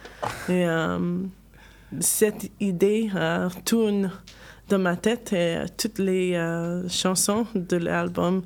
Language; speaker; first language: French; non-native, learner; English